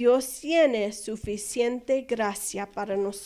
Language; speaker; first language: Spanish; non-native, fluent; English